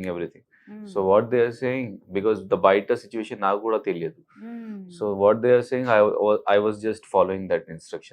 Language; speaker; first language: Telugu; non-native, learner; Hindi